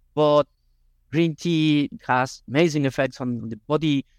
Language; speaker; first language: English; non-native, fluent; Spanish